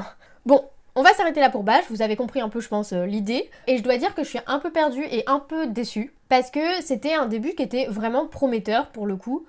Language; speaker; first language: French; native; French